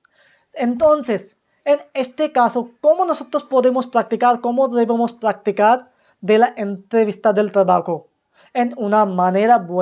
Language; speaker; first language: Spanish; non-native, fluent; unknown